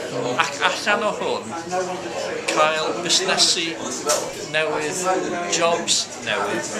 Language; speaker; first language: Welsh; non-native, fluent; English